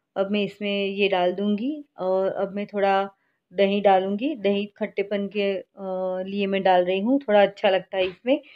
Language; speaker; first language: Hindi; non-native, local second language; Gujarati